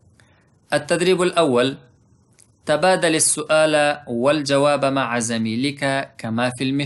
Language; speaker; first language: Arabic; non-native, fluent; Pashto